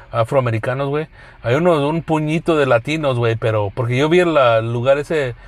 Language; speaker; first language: Spanish; early bilingual, other home language; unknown